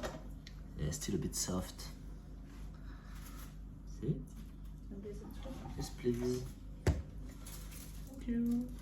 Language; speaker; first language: English; non-native, fluent; French